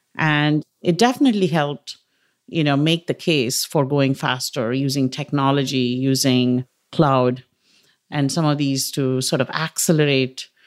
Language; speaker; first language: English; non-native, local second language; Tamil